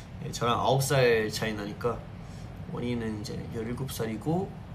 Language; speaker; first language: Korean; early bilingual, heritage; Korean